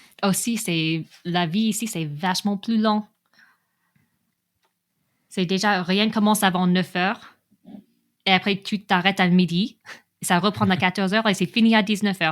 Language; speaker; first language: French; non-native, fluent; English